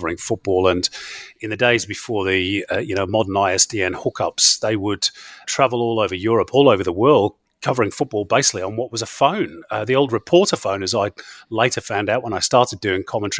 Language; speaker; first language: English; native; English